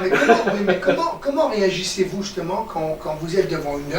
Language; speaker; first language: French; native; French